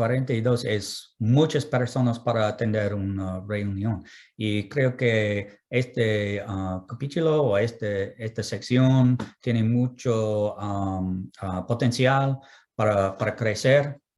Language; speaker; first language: Spanish; non-native, fluent; English